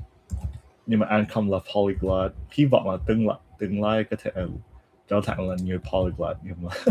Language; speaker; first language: Vietnamese; non-native, learner; English